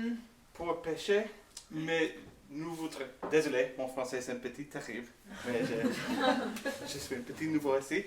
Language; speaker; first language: French; non-native, learner; English